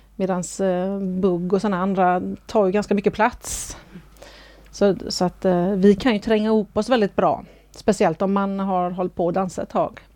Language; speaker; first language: Swedish; native; Swedish